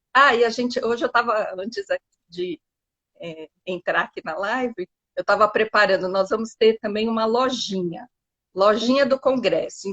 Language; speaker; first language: Portuguese; native; Portuguese